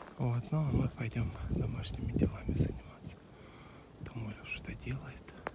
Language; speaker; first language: Russian; native; Russian